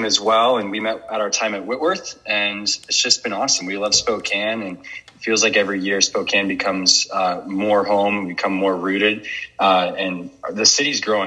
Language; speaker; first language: English; native; English